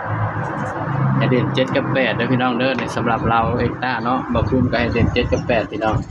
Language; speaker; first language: Thai; non-native, local second language; Northeastern Thai